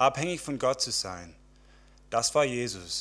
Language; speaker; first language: German; non-native, fluent; English